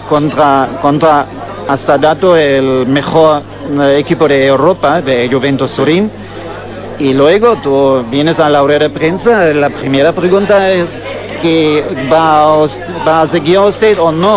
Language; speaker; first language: Spanish; non-native, fluent; German